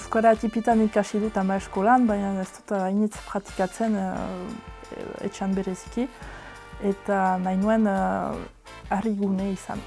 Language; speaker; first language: Basque; non-native, local second language; French